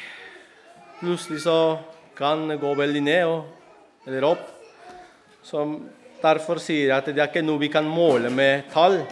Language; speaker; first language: Norwegian; non-native, fluent; Spanish